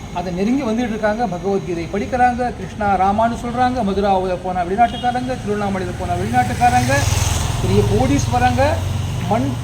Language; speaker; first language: Tamil; non-native, local second language; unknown